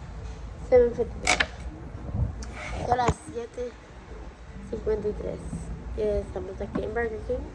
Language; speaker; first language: Spanish; early bilingual, heritage; Spanish